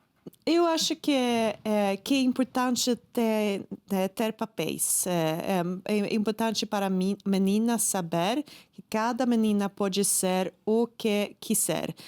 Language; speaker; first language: Portuguese; non-native, fluent; Swedish